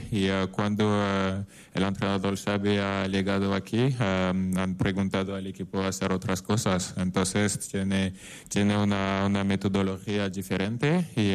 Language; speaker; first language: Spanish; non-native, fluent; French